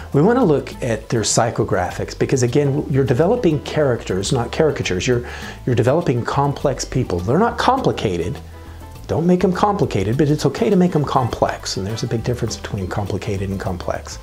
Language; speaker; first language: English; native; English